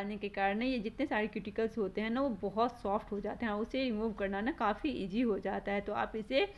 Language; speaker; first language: Hindi; native; Hindi